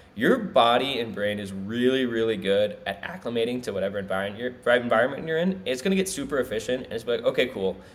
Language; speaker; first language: English; native; English